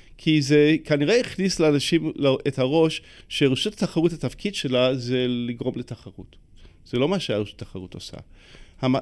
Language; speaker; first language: Hebrew; non-native, fluent; English